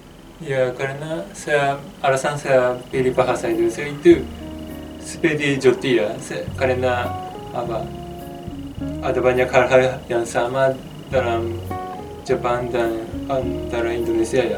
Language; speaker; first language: Indonesian; non-native, fluent; Japanese